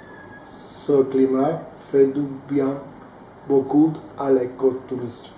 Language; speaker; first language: French; non-native, learner; Spanish